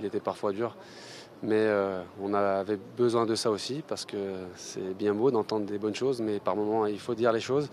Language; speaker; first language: French; native; French